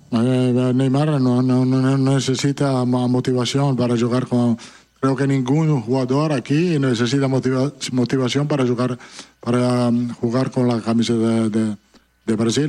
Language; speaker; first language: Spanish; non-native, fluent; Italian